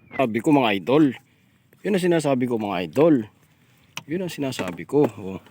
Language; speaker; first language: Filipino; native; Filipino